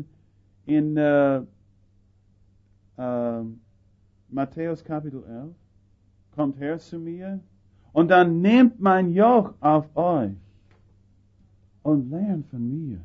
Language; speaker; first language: German; non-native, fluent; English